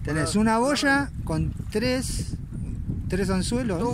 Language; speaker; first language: Spanish; native; Spanish